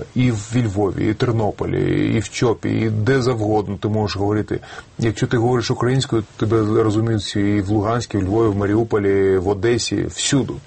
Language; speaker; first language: Ukrainian; non-native, local second language; Russian